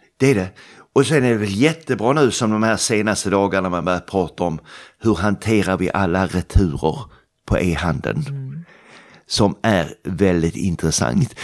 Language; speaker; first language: Swedish; native; Swedish